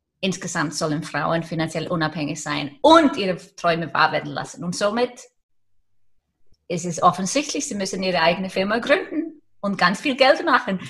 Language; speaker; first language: German; non-native, fluent; Icelandic